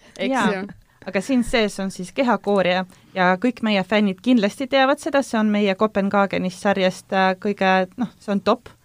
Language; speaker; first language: Estonian; non-native, local second language; Russian